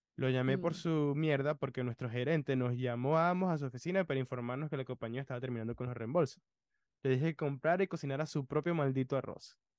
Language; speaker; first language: Spanish; early bilingual, other home language; English